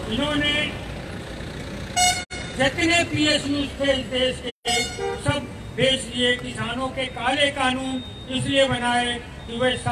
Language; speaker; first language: Hindi; native; Hindi